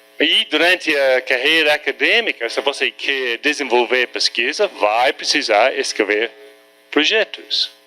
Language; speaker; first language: Portuguese; non-native, fluent; English